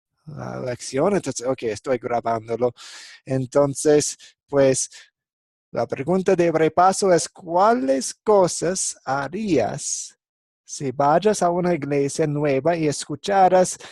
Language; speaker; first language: Spanish; non-native, fluent; English